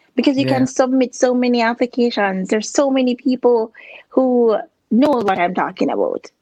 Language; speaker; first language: English; non-native, local second language; Jamaican Creole English